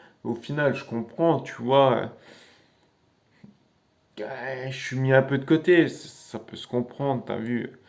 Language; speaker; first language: French; native; French